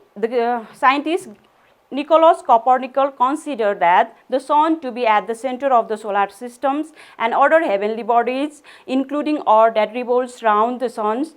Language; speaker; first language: English; non-native, local second language; Nepali